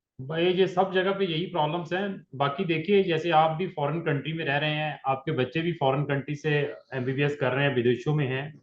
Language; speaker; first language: Hindi; non-native, local second language; Punjabi